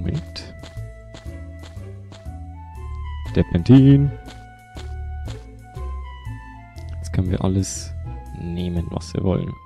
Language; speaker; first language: German; native; German